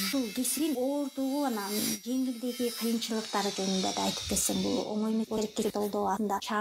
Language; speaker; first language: Kyrgyz; native; Kyrgyz